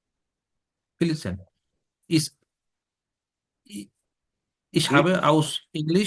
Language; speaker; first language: German; non-native, learner; Bangla